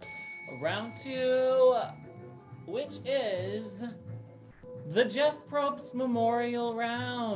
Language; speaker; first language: English; native; English